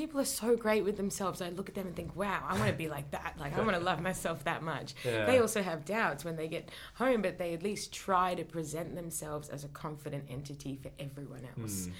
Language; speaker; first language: English; native; English